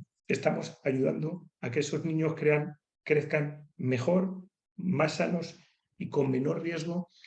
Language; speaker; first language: Spanish; native; Spanish